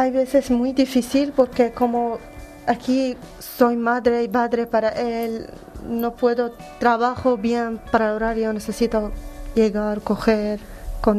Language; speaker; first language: Spanish; non-native, learner; Arabic